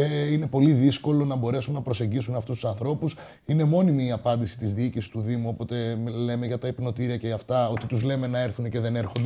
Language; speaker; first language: Greek; native; Greek